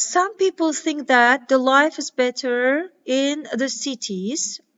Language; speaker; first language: English; non-native, fluent; Azerbaijani